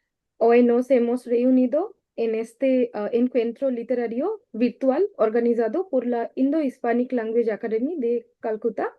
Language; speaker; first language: Spanish; non-native, learner; Bangla